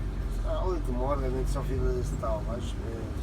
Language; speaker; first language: German; non-native, learner; Portuguese